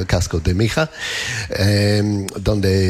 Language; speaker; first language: Spanish; non-native, learner; English